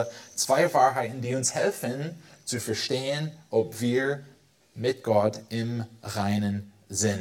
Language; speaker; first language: German; non-native, fluent; English